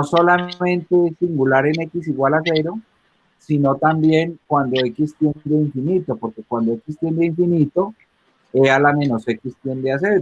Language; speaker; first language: Spanish; native; Spanish